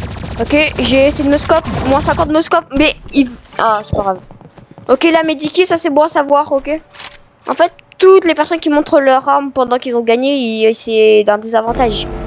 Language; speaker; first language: French; native; French